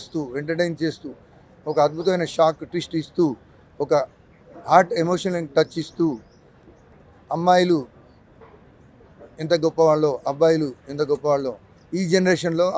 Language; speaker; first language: Telugu; native; Telugu